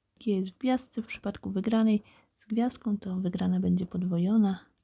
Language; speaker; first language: Polish; native; Polish